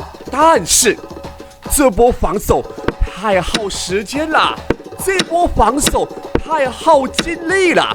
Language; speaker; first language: Chinese; native; Chinese